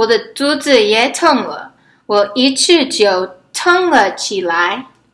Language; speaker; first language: Chinese; non-native, learner; English